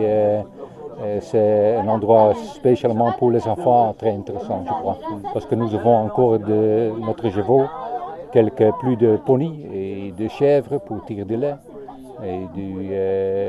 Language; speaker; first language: French; non-native, learner; Dutch